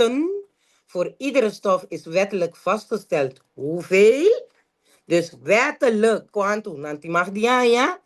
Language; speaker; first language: Dutch; non-native, local second language; Papiamento